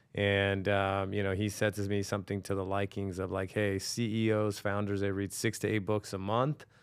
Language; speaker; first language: English; native; English